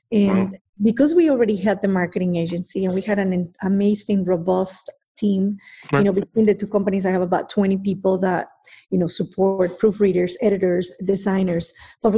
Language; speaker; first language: English; non-native, fluent; Spanish